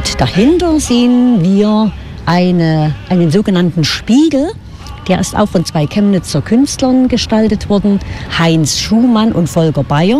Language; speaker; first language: German; native; German